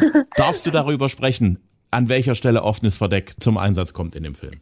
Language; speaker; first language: German; native; German